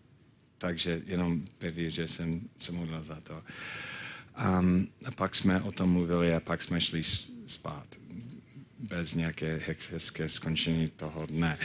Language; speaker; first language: Czech; non-native, fluent; English